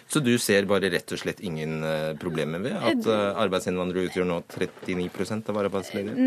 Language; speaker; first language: Norwegian; native; Norwegian